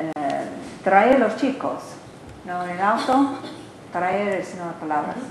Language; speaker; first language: Spanish; non-native, learner; English